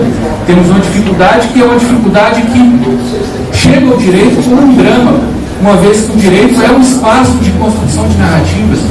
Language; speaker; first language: Portuguese; native; Portuguese